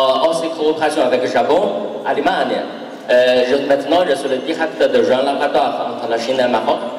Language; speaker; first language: French; non-native, learner; Chinese